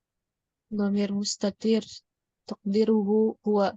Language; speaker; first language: Arabic; non-native, learner; Indonesian